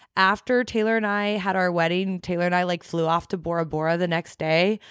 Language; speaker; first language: English; native; English